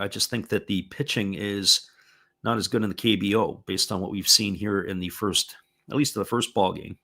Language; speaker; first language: English; native; English